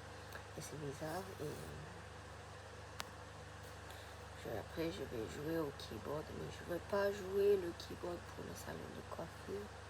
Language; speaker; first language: French; non-native, fluent; Japanese